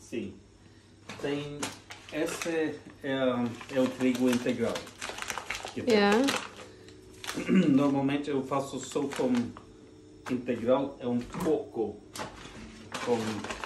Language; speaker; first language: Portuguese; non-native, fluent; Norwegian